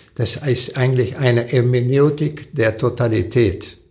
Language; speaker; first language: German; early bilingual, other home language; Portuguese